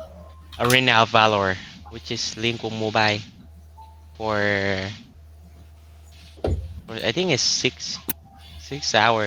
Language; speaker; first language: English; non-native, learner; Vietnamese